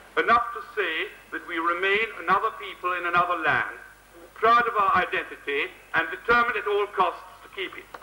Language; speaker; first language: English; native; English